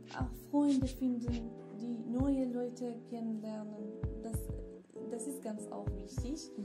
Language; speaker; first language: German; non-native, fluent; Kurdish